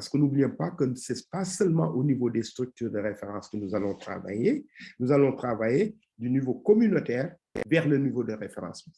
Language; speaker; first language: French; non-native, local second language; Wolof